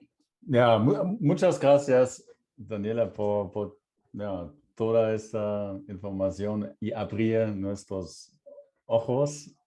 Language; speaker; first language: Spanish; non-native, fluent; German